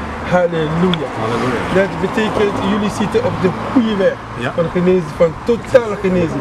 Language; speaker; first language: Dutch; non-native, fluent; French